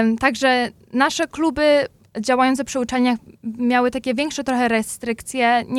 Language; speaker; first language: Polish; early bilingual, heritage; Polish